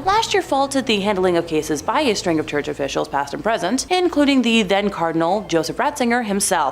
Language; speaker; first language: English; native; English